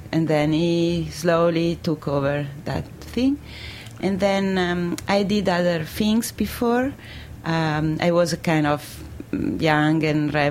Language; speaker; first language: English; non-native, fluent; Italian